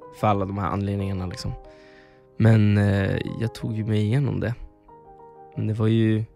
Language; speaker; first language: Swedish; early bilingual, other home language; Spanish